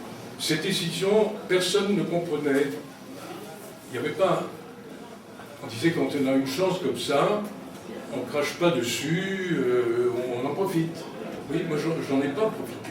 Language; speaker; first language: French; native; French